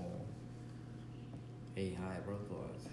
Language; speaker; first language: English; non-native, learner; Japanese